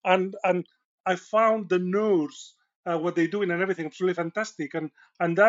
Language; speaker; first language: English; non-native, fluent; Spanish